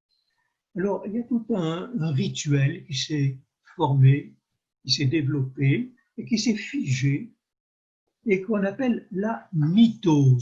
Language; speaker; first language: French; native; French